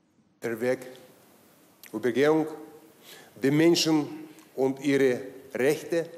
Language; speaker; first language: German; non-native, learner; Russian